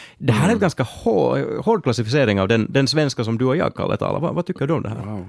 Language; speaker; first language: Swedish; native; Swedish